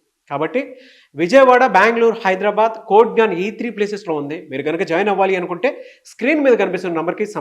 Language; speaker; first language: Telugu; native; Telugu